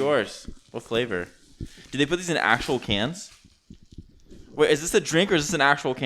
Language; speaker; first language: English; native; English